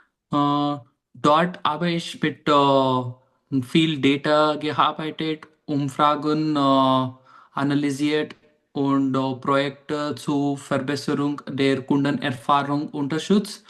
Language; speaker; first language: German; non-native, fluent; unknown